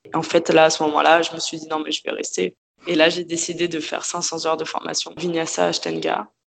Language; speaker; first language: French; native; French